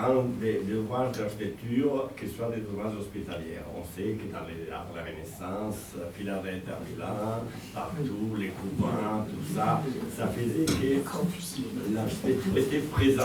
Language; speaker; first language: French; native; French